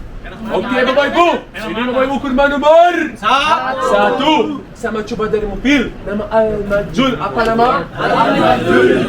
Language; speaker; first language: Indonesian; non-native, learner; Arabic